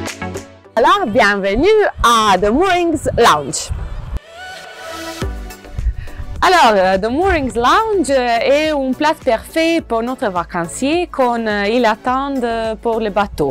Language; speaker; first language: French; non-native, learner; Croatian